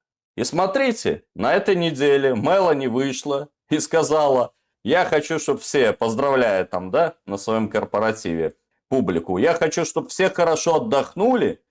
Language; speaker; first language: Russian; native; Russian